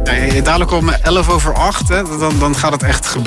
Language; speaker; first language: Dutch; native; Dutch